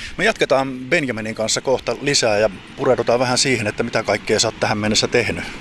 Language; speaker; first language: Finnish; native; Finnish